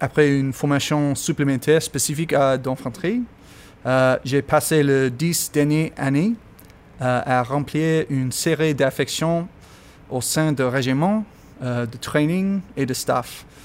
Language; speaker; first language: French; non-native, learner; English